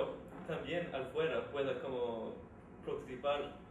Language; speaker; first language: Spanish; non-native, learner; English